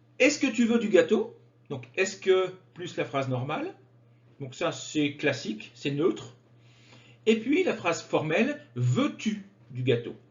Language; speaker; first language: French; native; French